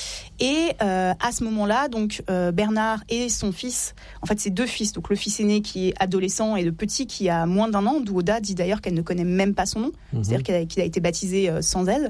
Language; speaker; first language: French; native; French